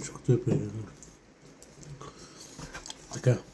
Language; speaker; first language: Bulgarian; non-native, local second language; Romanian